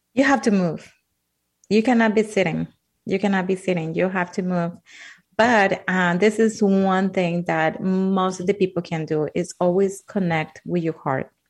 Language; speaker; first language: English; non-native, fluent; Spanish